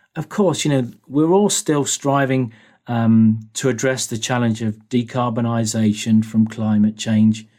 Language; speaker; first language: English; native; English